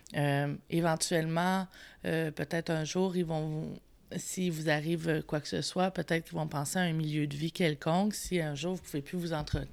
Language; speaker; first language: French; native; French